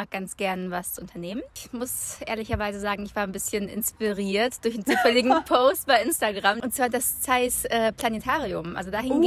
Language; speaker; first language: German; native; German